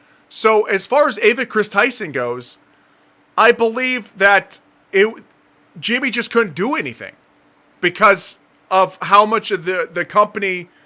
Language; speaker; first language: English; native; English